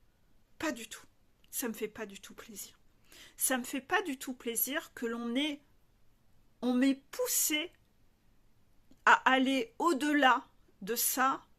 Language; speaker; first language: French; native; French